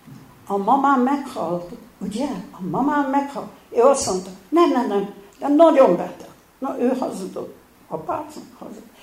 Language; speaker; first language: Hungarian; early bilingual, heritage; Hungarian